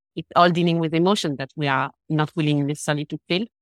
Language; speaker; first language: English; non-native, fluent; French